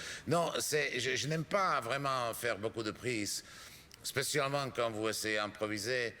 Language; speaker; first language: French; non-native, fluent; Czech